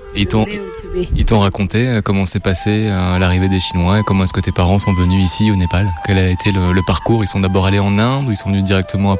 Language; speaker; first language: French; native; French